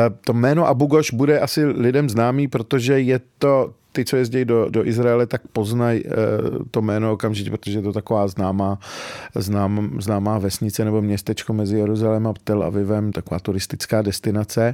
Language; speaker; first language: Czech; early bilingual, other home language; Arabic